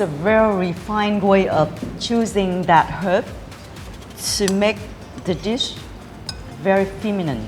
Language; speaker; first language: English; non-native, fluent; Vietnamese